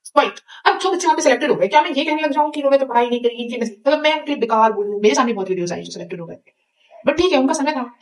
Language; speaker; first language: Hindi; native; Hindi